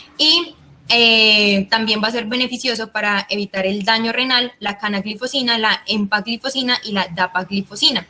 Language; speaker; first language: Spanish; native; Spanish